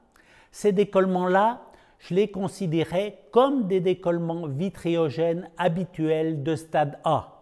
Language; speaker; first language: French; native; French